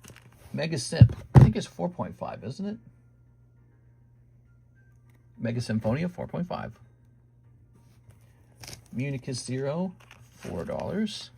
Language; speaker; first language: English; native; English